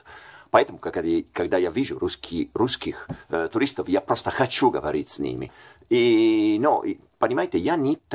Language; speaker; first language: Russian; non-native, fluent; Italian